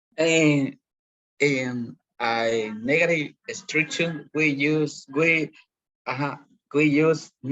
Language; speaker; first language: English; non-native, learner; Spanish